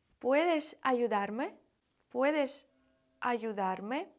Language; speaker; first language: Spanish; non-native, fluent; Ukrainian